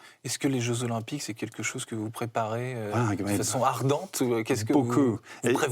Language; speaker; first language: French; native; French